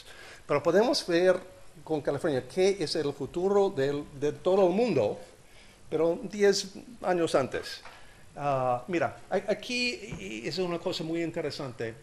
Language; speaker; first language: Spanish; non-native, learner; English